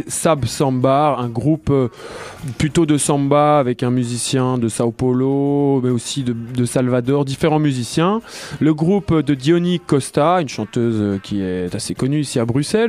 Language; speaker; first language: French; native; French